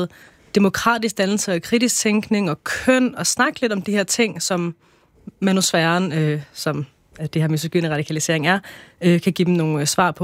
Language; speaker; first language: Danish; native; Danish